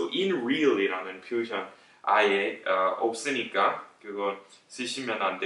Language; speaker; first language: Korean; non-native, fluent; English